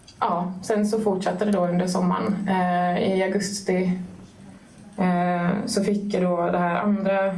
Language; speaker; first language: Swedish; native; Swedish